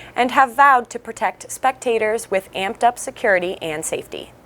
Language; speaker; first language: English; native; English